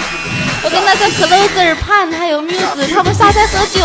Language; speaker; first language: Chinese; native; Chinese